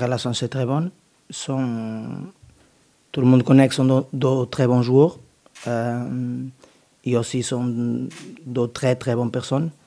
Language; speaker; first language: French; non-native, learner; Portuguese